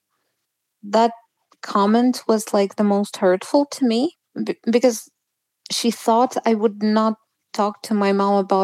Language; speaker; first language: English; non-native, fluent; Russian